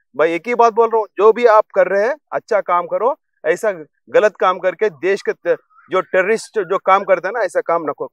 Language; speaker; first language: Hindi; non-native, local second language; Telugu